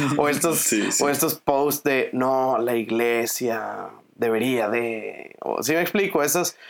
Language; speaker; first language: Spanish; native; Spanish